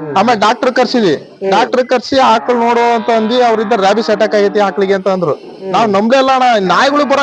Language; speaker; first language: Kannada; native; Kannada